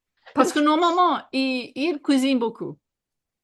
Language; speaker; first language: French; non-native, fluent; English